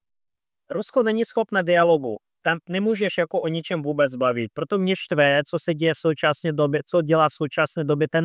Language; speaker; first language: Czech; non-native, fluent; Russian